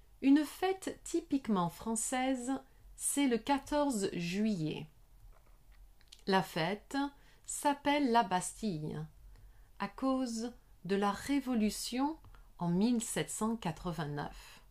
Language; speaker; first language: French; non-native, learner; English